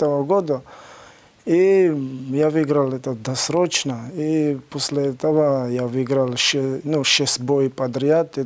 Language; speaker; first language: Russian; non-native, learner; Georgian